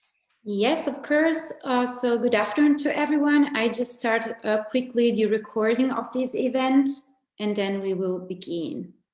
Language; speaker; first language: English; non-native, fluent; Italian